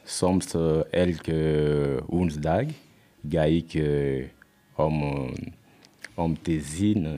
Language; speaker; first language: Dutch; non-native, learner; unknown